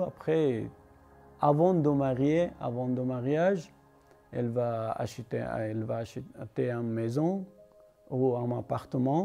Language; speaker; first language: French; non-native, learner; Persian